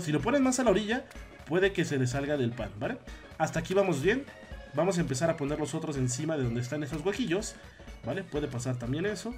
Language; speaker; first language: Spanish; native; Spanish